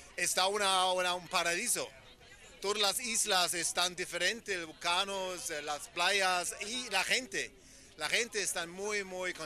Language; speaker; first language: Portuguese; non-native, learner; Spanish